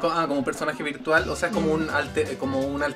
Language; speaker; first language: Spanish; native; Spanish